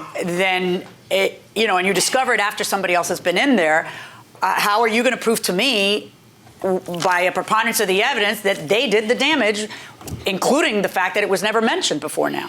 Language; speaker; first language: English; native; English